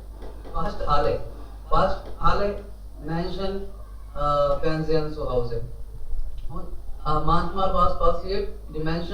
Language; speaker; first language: German; non-native, learner; Hindi